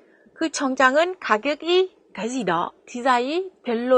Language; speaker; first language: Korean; non-native, fluent; Vietnamese